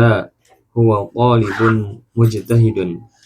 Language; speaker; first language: Arabic; non-native, learner; Indonesian